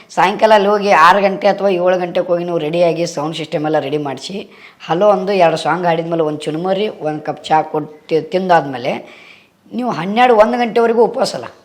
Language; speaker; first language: Kannada; native; Kannada